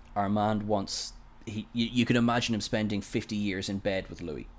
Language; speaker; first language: English; native; English